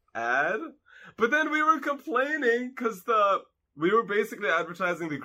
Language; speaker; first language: English; non-native, fluent; Hungarian